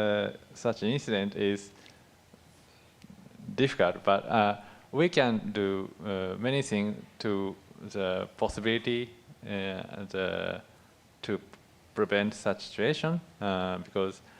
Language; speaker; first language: English; non-native, fluent; Japanese